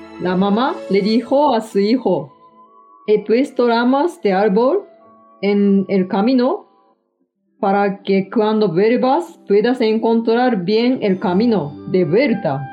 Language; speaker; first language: Spanish; non-native, fluent; Japanese